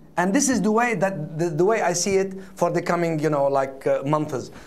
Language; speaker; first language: English; non-native, fluent; Arabic